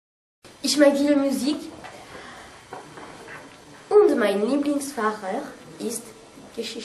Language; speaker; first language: German; non-native, learner; French